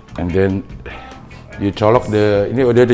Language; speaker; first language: English; non-native, learner; Indonesian